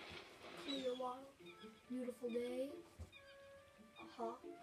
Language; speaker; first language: English; native; English